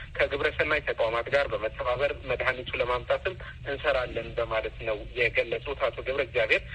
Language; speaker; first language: Amharic; non-native, local second language; Tigrinya